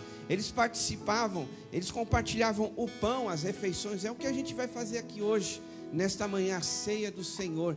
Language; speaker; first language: Portuguese; native; Portuguese